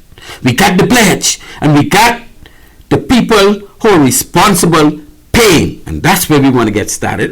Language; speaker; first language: English; native; English